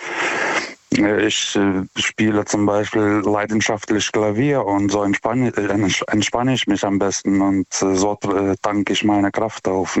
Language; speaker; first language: German; non-native, fluent; Lithuanian